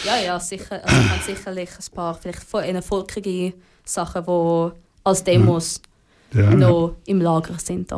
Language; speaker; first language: German; native; German